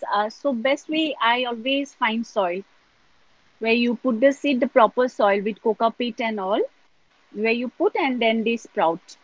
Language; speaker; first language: English; non-native, local second language; Assamese